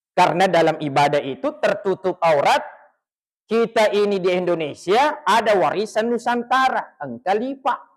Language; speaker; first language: Malay; non-native, local second language; Buginese